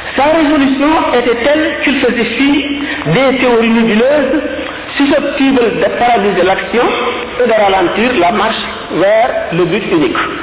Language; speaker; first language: French; non-native, local second language; Wolof